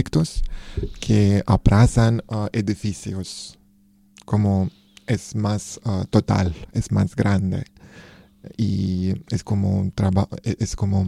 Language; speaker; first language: Spanish; non-native, learner; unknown